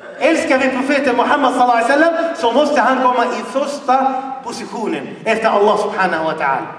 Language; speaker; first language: Swedish; non-native, fluent; Arabic